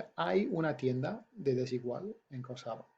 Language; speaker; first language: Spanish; non-native, fluent; English